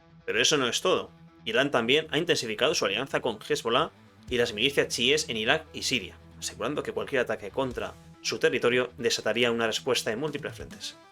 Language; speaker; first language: Spanish; native; Spanish